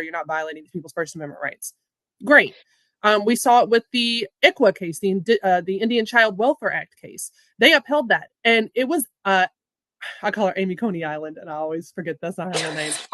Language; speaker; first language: English; native; English